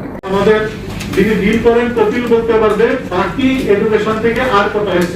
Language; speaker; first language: Bangla; native; Bangla